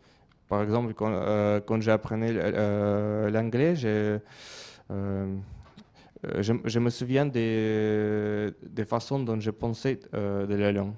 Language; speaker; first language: French; non-native, fluent; Russian